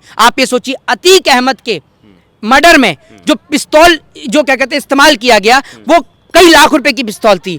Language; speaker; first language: Hindi; native; Hindi